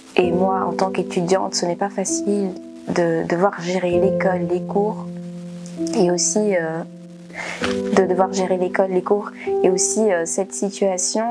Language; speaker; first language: French; early bilingual, other home language; Portuguese